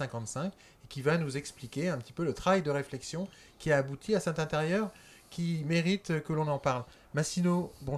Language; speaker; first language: French; native; French